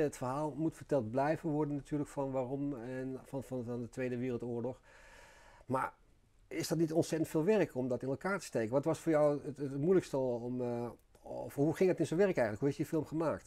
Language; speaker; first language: Dutch; native; Dutch